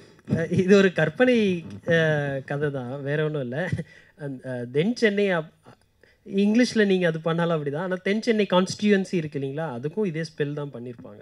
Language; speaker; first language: Tamil; native; Tamil